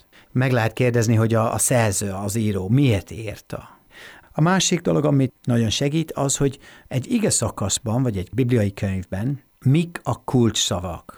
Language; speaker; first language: Hungarian; non-native, fluent; English